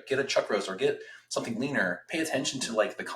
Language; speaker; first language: English; native; English